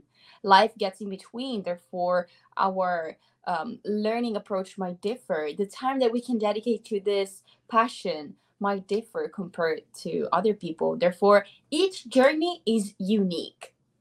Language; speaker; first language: English; non-native, fluent; Italian